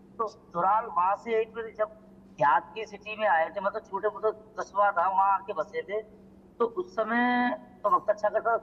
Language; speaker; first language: Urdu; non-native, local second language; Sindhi